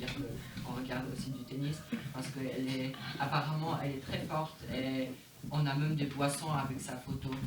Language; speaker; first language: French; non-native, fluent; Polish